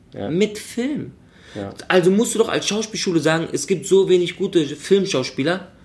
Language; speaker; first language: German; native; German